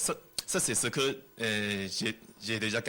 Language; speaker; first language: French; non-native, learner; Chinese